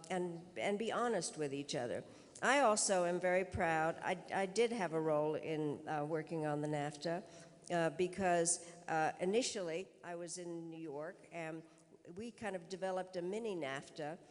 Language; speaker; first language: English; early bilingual, other home language; Czech